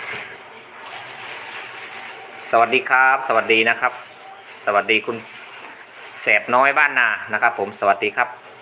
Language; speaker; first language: Thai; native; Thai